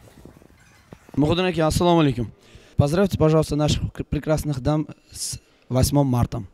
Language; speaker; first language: Russian; non-native, local second language; Uzbek